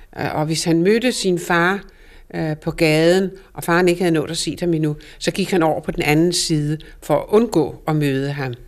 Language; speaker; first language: Danish; native; Danish